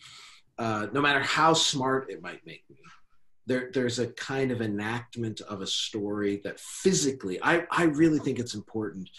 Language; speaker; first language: English; native; English